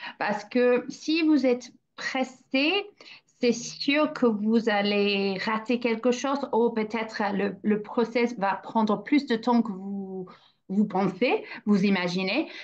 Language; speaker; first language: French; non-native, fluent; English